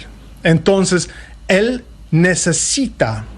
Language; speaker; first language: Spanish; non-native, fluent; English